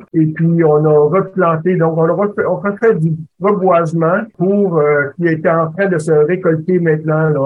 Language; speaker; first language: French; native; French